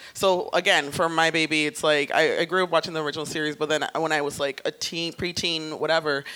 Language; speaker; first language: English; native; English